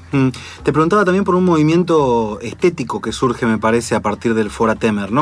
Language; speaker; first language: Spanish; native; Spanish